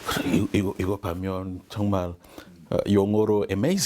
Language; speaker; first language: Korean; non-native, learner; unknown